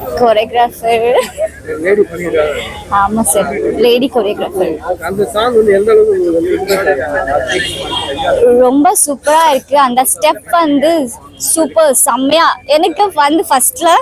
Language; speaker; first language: Tamil; non-native, learner; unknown